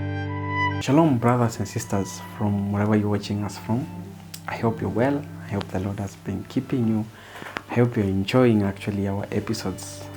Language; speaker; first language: English; non-native, local second language; Swahili